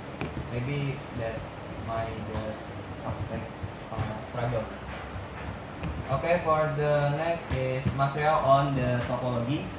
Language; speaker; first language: English; non-native, learner; Indonesian